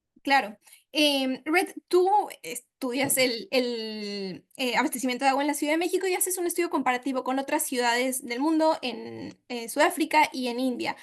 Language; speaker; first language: Spanish; native; Spanish